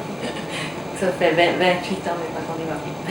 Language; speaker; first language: French; native; French